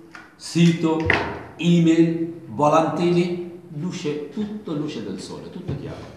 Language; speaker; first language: Italian; non-native, learner; Bangla